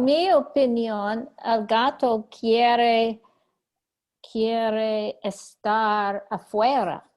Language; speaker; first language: Spanish; non-native, learner; English